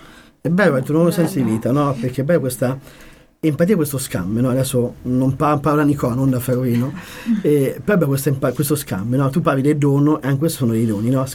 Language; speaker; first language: Italian; native; Italian